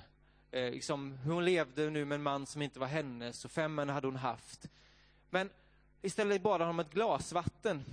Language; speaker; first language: Swedish; native; Swedish